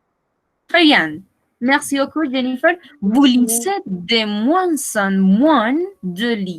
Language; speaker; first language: French; non-native, fluent; Spanish